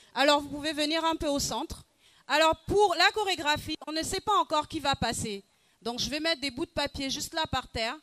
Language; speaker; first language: French; non-native, local second language; Wolof